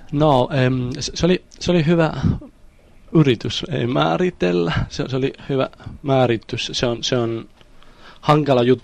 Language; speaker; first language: Finnish; non-native, fluent; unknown